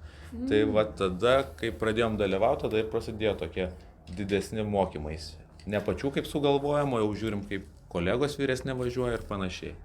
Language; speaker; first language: Lithuanian; native; Lithuanian